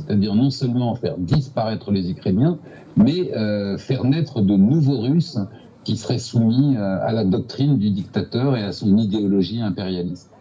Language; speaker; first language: French; native; French